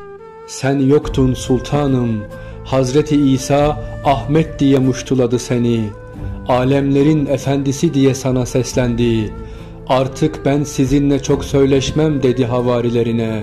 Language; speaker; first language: Turkish; native; Turkish